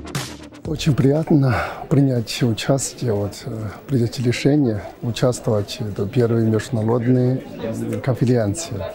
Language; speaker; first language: Russian; non-native, learner; Chinese